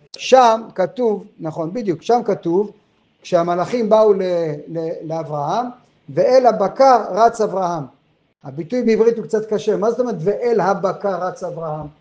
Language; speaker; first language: Hebrew; non-native, fluent; French